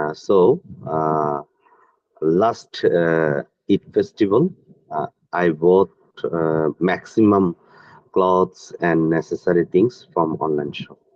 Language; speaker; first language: English; non-native, learner; Bangla